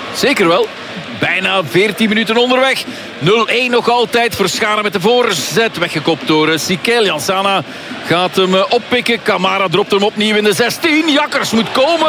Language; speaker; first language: Dutch; native; Dutch